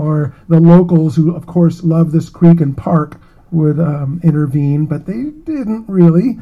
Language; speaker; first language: English; native; English